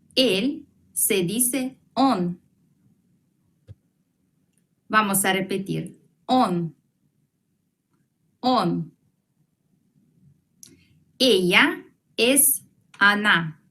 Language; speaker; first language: Spanish; non-native, fluent; Russian